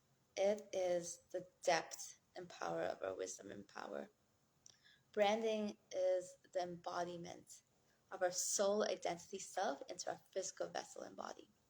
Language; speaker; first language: English; native; English